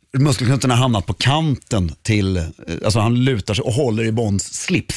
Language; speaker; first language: Swedish; native; Swedish